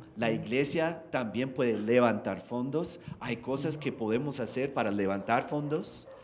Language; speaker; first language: Spanish; non-native, fluent; English